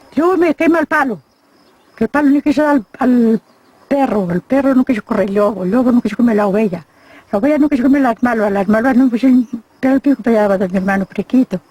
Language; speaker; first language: Asturian; native; Asturian